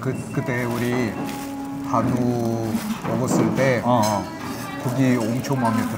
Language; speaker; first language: Korean; non-native, fluent; Russian